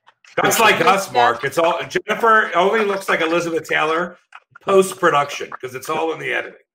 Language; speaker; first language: English; native; English